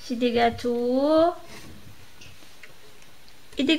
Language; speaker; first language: French; non-native, learner; Filipino